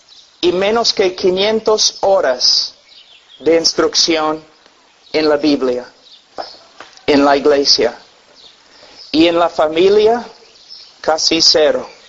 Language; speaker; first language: Spanish; non-native, fluent; English